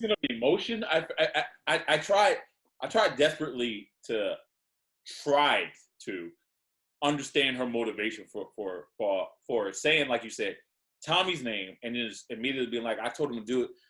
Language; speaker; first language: English; native; English